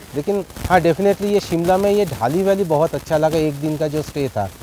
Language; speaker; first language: Hindi; non-native, local second language; Bangla